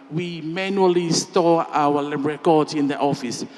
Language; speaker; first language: English; non-native, fluent; Tongan